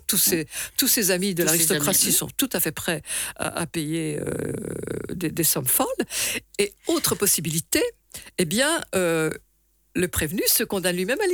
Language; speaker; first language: French; native; French